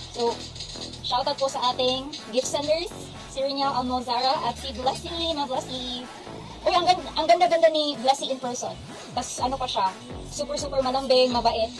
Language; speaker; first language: Filipino; non-native, local second language; Cebuano